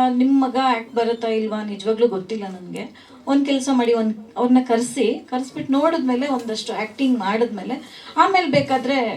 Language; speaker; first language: Kannada; native; Kannada